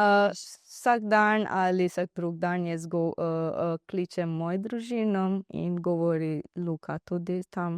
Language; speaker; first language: Slovenian; non-native, learner; Divehi